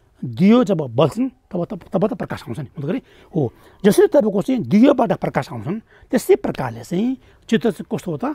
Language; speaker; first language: Nepali; non-native, local second language; Tibetan